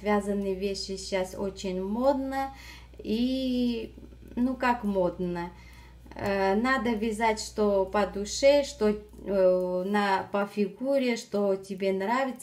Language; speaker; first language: Russian; non-native, fluent; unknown